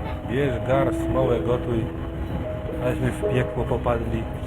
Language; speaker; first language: Polish; native; Polish